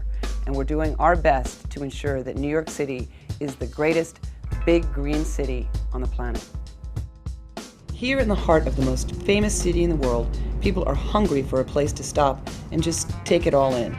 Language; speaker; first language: English; native; English